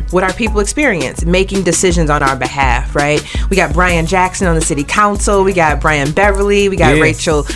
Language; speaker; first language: English; native; English